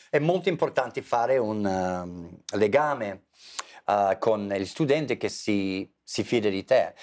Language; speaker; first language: Italian; non-native, fluent; English